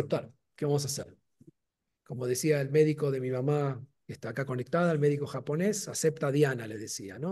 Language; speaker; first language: Spanish; native; Spanish